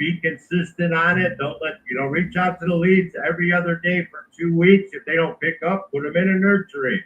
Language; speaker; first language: English; native; English